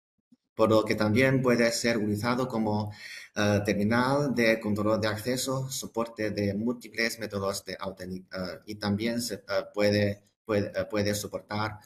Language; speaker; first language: Spanish; non-native, fluent; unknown